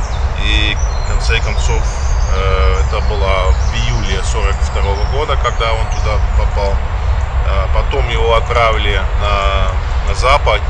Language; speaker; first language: Russian; non-native, fluent; Dutch